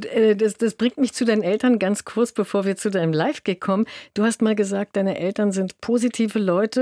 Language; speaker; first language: German; native; German